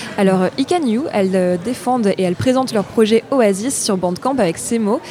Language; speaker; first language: French; native; French